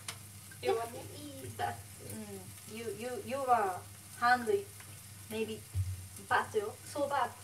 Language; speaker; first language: English; non-native, learner; Thai